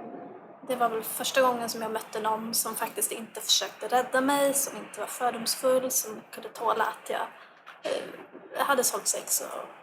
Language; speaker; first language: Swedish; native; Swedish